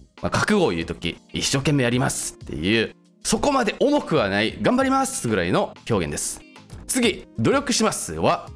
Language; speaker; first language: Japanese; non-native, fluent; Korean